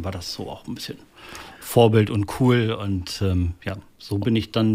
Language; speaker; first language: German; native; German